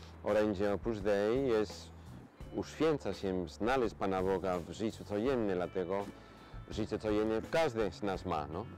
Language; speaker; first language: Polish; non-native, fluent; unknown